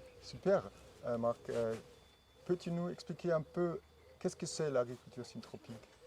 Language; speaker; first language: French; non-native, learner; German